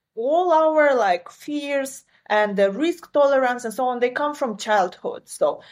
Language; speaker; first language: English; non-native, fluent; Romanian